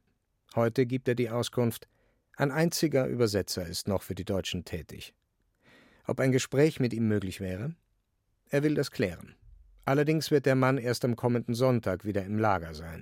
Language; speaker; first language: German; native; German